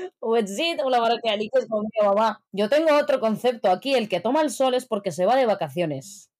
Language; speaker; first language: Spanish; native; Spanish